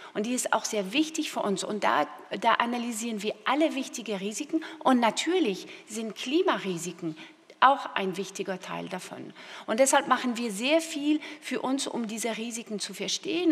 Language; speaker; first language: German; non-native, fluent; French